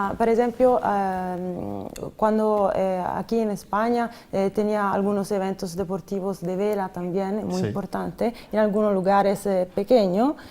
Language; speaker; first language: Spanish; non-native, fluent; Italian